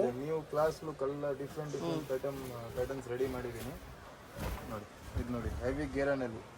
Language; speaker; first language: Kannada; non-native, local second language; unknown